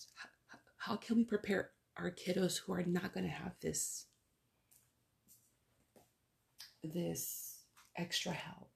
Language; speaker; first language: English; early bilingual, other home language; Spanish